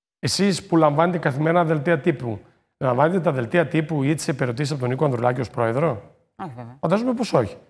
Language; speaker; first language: Greek; native; Greek